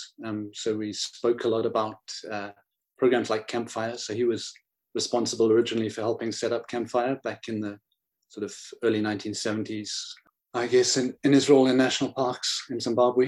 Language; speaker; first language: English; native; English